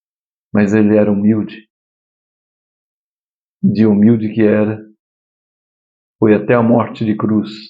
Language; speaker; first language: Portuguese; native; Portuguese